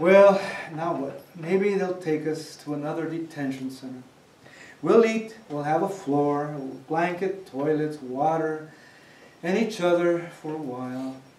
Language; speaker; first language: English; early bilingual, other home language; Spanish